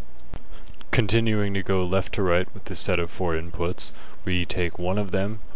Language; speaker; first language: English; native; English